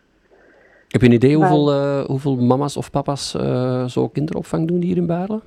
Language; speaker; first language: Dutch; native; Dutch